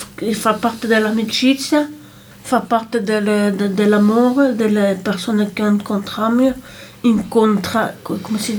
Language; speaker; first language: Italian; non-native, local second language; French